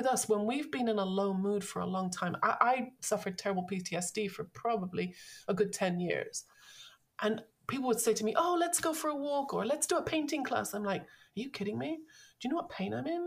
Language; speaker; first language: English; native; English